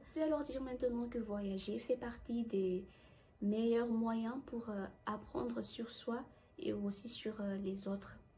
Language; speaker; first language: French; non-native, local second language; Malagasy